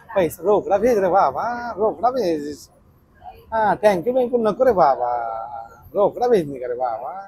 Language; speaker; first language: Hindi; non-native, local second language; Marathi